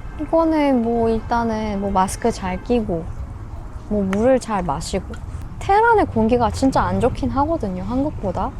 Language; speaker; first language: Korean; non-native, fluent; Persian